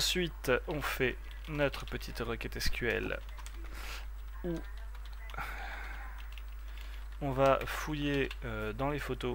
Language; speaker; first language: French; native; French